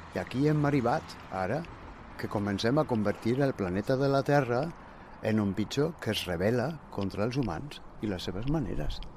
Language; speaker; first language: Catalan; non-native, fluent; German